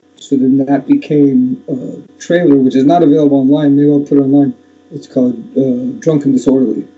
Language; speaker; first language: English; native; English